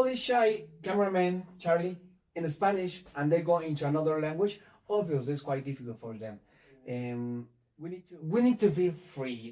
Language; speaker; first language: English; non-native, fluent; Spanish